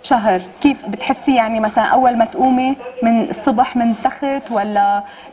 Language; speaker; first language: Arabic; native; Arabic